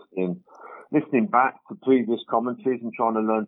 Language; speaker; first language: English; native; English